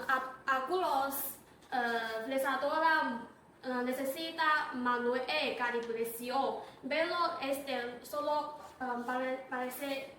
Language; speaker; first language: Spanish; non-native, learner; Chinese